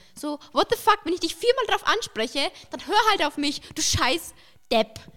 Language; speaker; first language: German; early bilingual, other home language; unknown